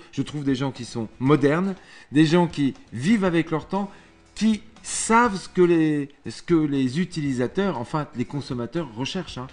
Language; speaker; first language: French; native; French